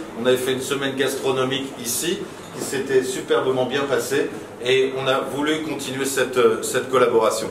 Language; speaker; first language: French; native; French